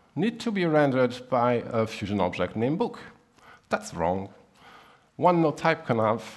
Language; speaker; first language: English; non-native, fluent; German